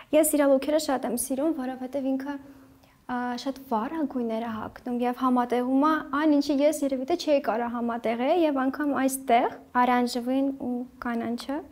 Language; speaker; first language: Armenian; early bilingual, heritage; Armenian